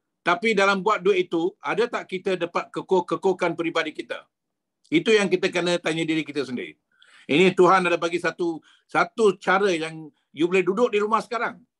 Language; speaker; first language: Malay; native; Malay